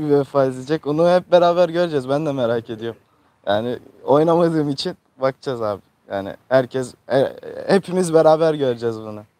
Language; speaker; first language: Turkish; early bilingual, heritage; Turkish